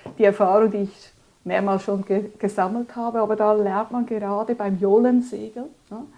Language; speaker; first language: German; early bilingual, other home language; Spanish